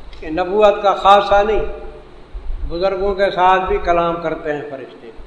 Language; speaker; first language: Urdu; non-native, local second language; Saraiki